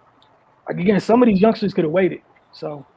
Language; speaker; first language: English; native; English